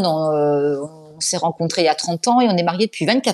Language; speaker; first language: French; native; French